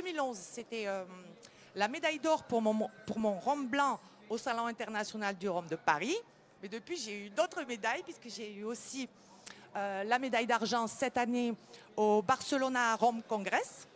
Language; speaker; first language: French; native; French